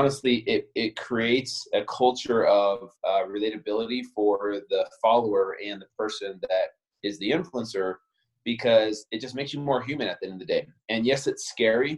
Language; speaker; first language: English; native; English